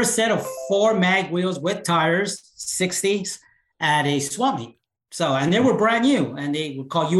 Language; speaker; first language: English; native; English